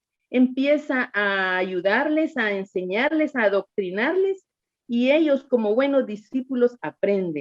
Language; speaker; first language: Spanish; native; Spanish